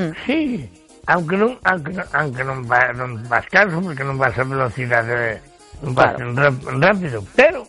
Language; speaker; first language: Spanish; native; Spanish